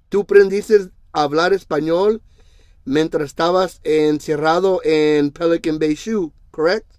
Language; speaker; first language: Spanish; non-native, learner; English